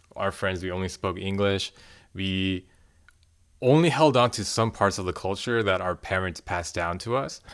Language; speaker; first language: English; early bilingual, other home language; Korean